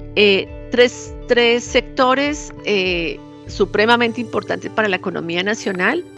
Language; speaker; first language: Spanish; native; Spanish